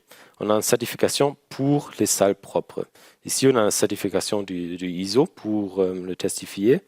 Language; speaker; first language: French; non-native, learner; German